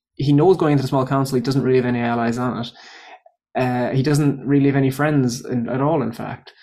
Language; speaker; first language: English; native; English